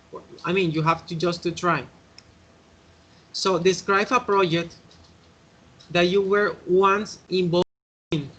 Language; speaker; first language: English; non-native, fluent; Spanish